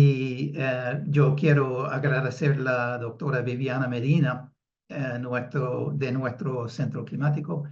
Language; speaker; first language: Spanish; non-native, fluent; English